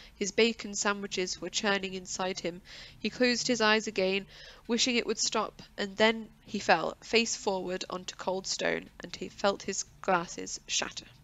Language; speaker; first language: English; native; English